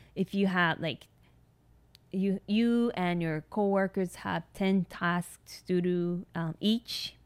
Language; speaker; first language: English; non-native, fluent; Japanese